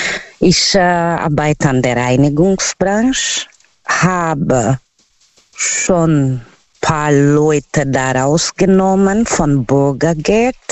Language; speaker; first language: German; non-native, learner; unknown